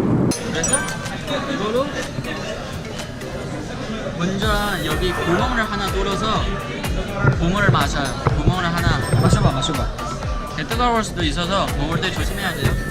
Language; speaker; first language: Korean; non-native, learner; Chinese